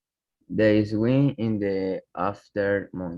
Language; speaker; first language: English; non-native, learner; Spanish